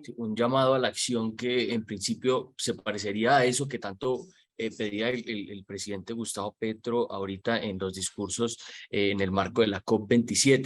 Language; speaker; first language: Spanish; native; Spanish